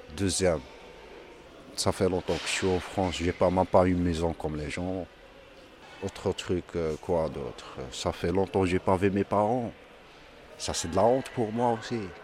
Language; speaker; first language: French; non-native, local second language; Arabic